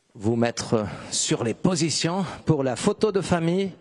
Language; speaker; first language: French; non-native, fluent; German